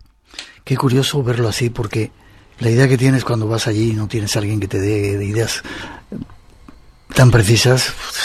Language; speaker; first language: Spanish; native; Spanish